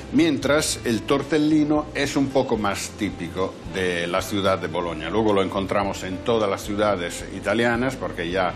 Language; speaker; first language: Spanish; non-native, fluent; Italian